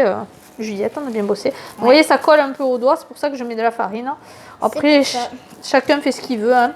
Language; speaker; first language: French; native; French